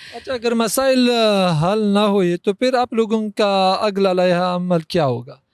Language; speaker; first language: Urdu; non-native, local second language; Pashto